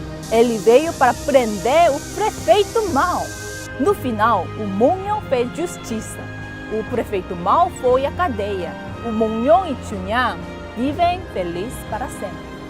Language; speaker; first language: Portuguese; non-native, fluent; Korean